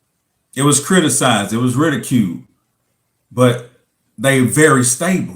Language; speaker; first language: English; native; English